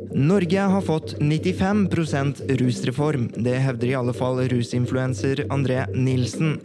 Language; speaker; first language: Norwegian; early bilingual, other home language; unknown